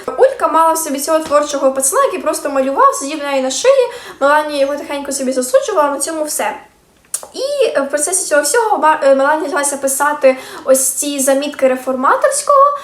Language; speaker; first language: Ukrainian; native; Ukrainian